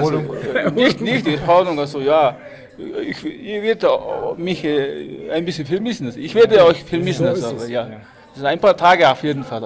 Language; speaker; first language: German; non-native, fluent; Mongolian